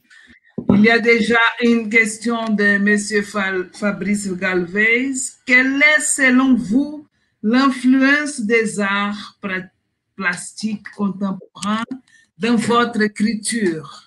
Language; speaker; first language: French; non-native, fluent; Portuguese